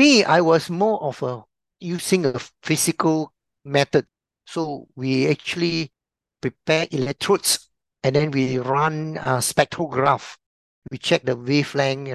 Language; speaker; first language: English; non-native, local second language; Min Nan Chinese